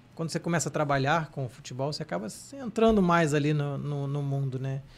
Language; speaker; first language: Portuguese; native; Portuguese